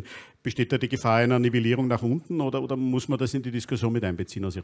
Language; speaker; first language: German; native; German